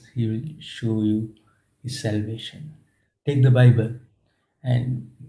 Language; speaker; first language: English; non-native, local second language; Sinhala